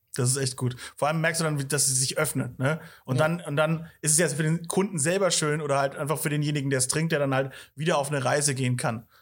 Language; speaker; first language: German; native; German